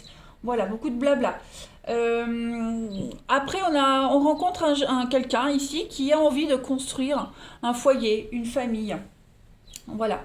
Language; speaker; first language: French; native; French